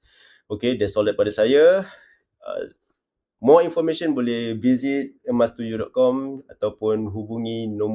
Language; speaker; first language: Malay; native; Malay